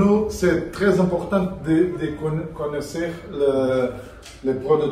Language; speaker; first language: French; non-native, learner; Portuguese